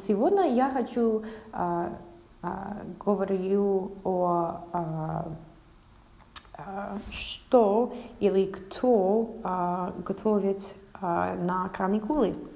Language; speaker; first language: Russian; non-native, learner; English